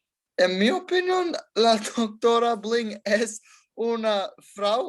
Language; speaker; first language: Spanish; non-native, learner; English